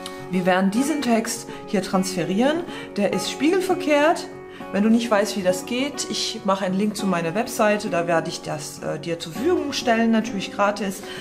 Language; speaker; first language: German; native; German